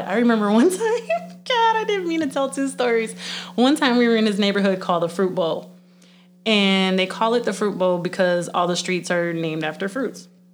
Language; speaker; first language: English; early bilingual, other home language; Spanish